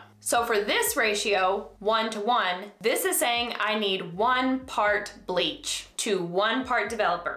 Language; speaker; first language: English; native; English